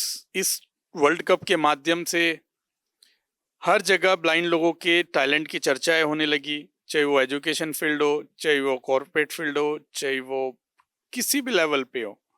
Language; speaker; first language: Hindi; native; Hindi